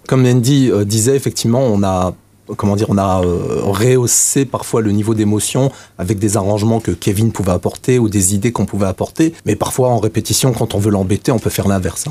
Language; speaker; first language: French; native; French